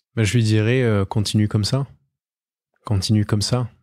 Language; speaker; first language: French; native; French